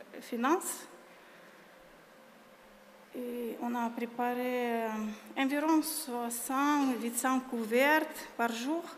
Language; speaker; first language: French; non-native, learner; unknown